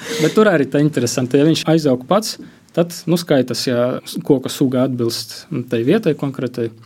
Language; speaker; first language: Latvian; non-native, local second language; Russian